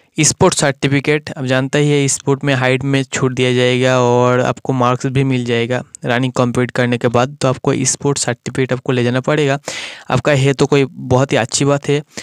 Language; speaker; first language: Hindi; non-native, local second language; Bangla